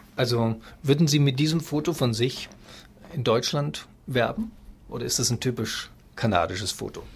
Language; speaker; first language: German; native; German